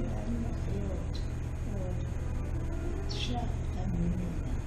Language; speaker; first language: Hebrew; non-native, fluent; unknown